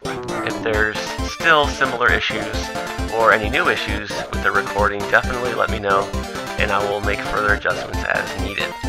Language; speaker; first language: English; native; English